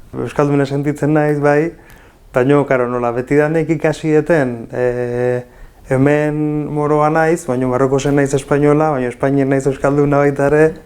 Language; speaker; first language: Basque; early bilingual, other home language; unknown